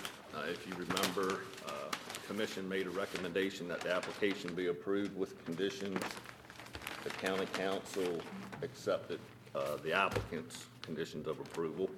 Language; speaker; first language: English; native; English